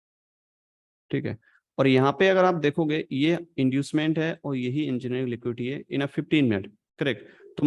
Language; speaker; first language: Hindi; native; Hindi